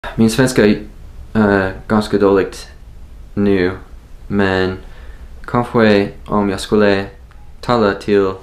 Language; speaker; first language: Swedish; non-native, learner; English